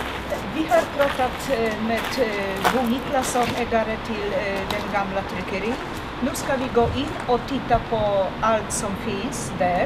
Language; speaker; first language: Swedish; non-native, learner; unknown